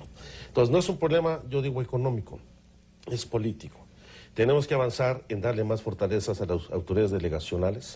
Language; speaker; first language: Spanish; native; Spanish